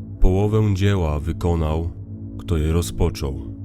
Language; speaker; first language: Polish; native; Polish